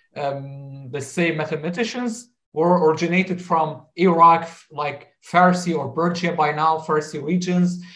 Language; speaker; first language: English; non-native, fluent; Arabic